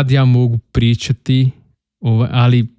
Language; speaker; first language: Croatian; non-native, learner; Portuguese